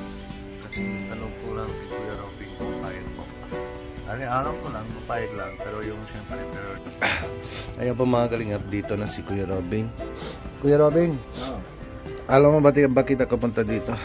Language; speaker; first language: Filipino; non-native, learner; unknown